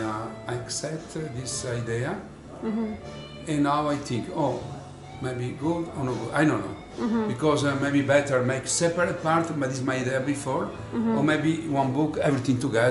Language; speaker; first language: English; non-native, learner; Italian